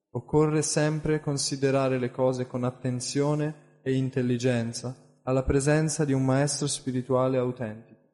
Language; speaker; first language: Italian; native; Italian